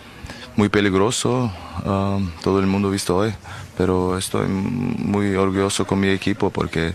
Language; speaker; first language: Spanish; non-native, learner; German